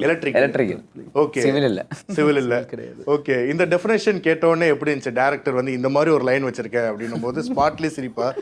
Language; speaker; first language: Tamil; native; Tamil